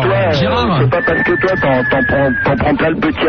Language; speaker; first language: French; native; French